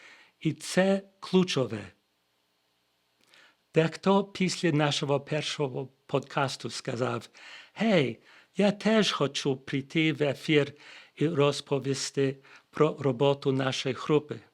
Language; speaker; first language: Ukrainian; non-native, fluent; English